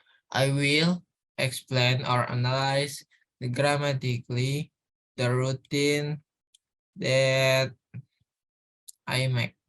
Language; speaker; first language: English; non-native, learner; Indonesian